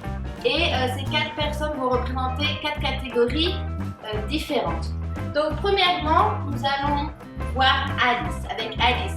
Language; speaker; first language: French; native; French